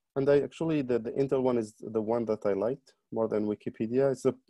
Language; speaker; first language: English; non-native, fluent; Arabic